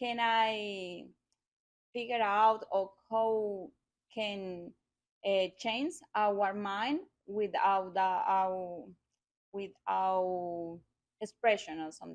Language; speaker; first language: English; non-native, learner; Spanish